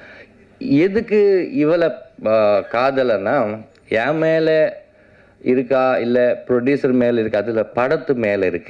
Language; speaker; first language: Tamil; non-native, learner; Telugu